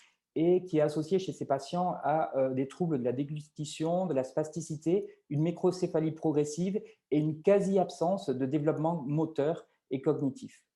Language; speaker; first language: French; native; French